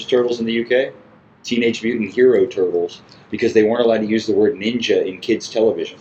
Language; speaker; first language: English; native; English